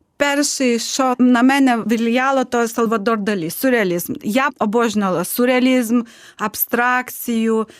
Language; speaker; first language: Ukrainian; non-native, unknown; Lithuanian